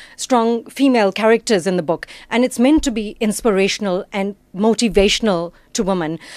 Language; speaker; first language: English; native; English